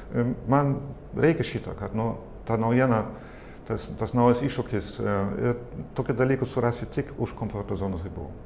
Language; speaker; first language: Lithuanian; non-native, fluent; German